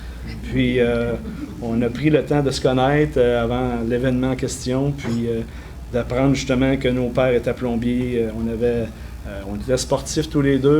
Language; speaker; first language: French; native; French